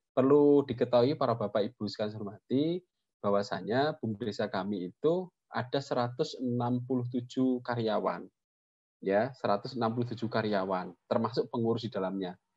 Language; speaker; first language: Indonesian; non-native, local second language; Javanese